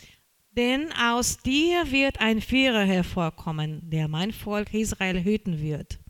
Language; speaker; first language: German; non-native, fluent; Portuguese